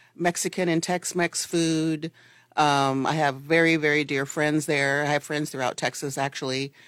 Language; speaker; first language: English; early bilingual, other home language; Spanish